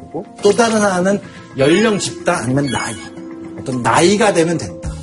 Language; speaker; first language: Korean; native; Korean